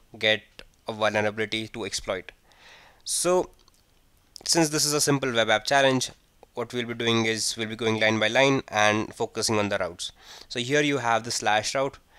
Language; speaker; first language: English; non-native, local second language; Hindi